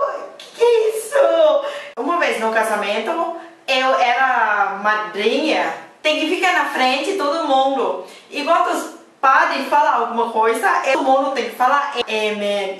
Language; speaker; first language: Portuguese; non-native, fluent; Thai